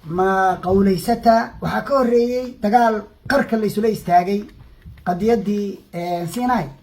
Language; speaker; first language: Somali; native; Somali